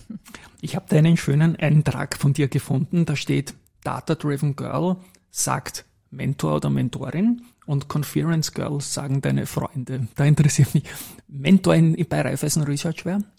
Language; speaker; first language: German; native; German